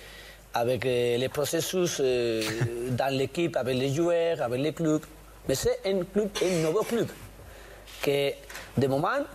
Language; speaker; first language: French; non-native, learner; Spanish